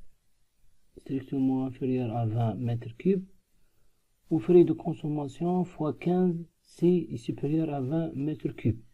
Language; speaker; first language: French; non-native, local second language; Arabic